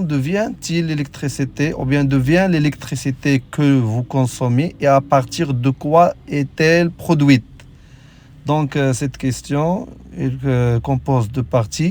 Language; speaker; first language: French; non-native, local second language; Arabic